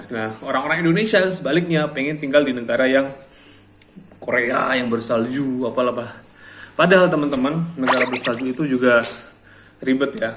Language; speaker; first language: Indonesian; non-native, local second language; Javanese